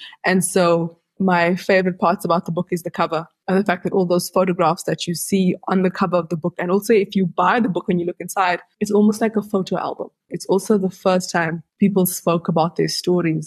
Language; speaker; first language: English; native; English